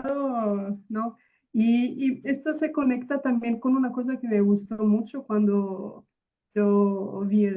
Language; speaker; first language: Spanish; non-native, fluent; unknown